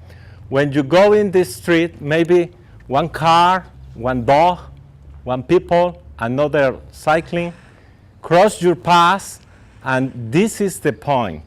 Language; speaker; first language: English; non-native, learner; Spanish